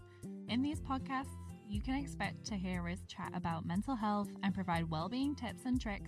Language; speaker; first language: English; native; English